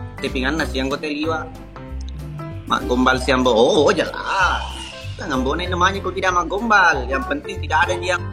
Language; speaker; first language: Indonesian; non-native, local second language; Buginese